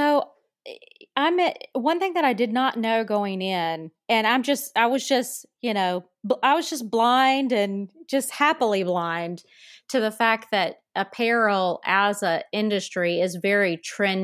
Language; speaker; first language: English; native; English